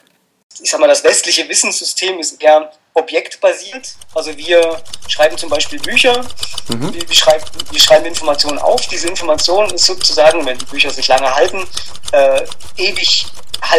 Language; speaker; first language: German; native; German